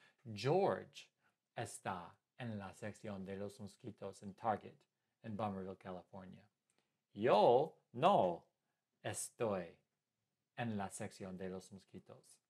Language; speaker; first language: Spanish; non-native, fluent; English